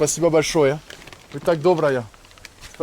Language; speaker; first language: Russian; non-native, learner; French